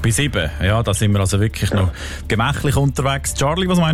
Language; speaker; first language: German; native; German